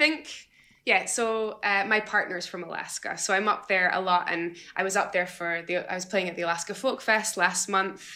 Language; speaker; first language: English; native; English